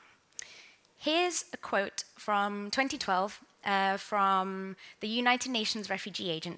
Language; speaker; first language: English; native; English